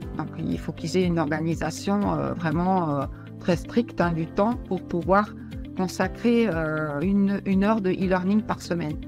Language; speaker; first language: French; non-native, fluent; Spanish